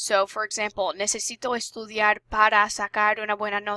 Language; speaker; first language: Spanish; non-native, fluent; English